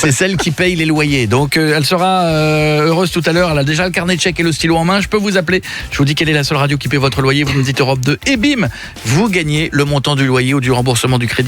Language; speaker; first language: French; native; French